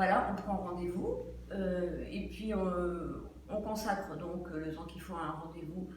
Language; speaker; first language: French; native; French